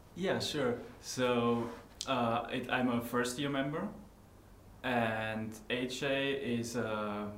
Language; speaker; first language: English; non-native, fluent; German